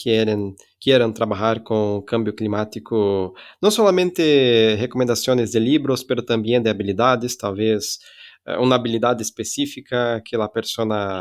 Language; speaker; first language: Spanish; non-native, fluent; Portuguese